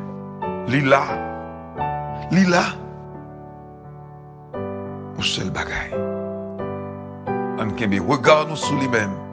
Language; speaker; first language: French; non-native, local second language; Haitian Creole